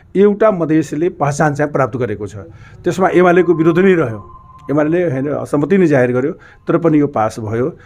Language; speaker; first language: Nepali; non-native, local second language; Maithili